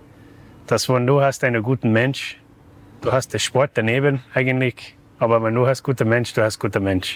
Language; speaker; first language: German; non-native, learner; English